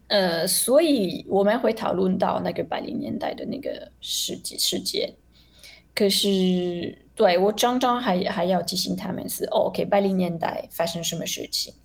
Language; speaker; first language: Chinese; non-native, fluent; French